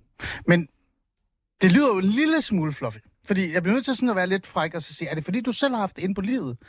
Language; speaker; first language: Danish; early bilingual, other home language; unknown